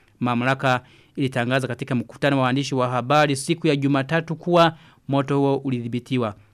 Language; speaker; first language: Swahili; non-native, local second language; Rundi